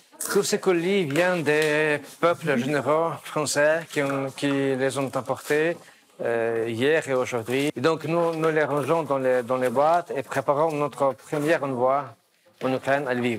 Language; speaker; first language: French; non-native, fluent; Ukrainian